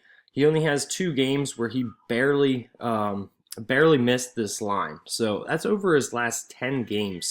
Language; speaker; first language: English; native; English